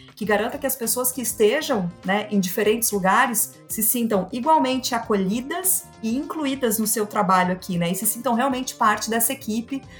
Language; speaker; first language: Portuguese; native; Portuguese